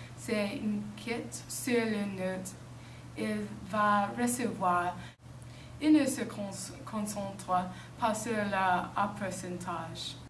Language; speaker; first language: French; non-native, learner; English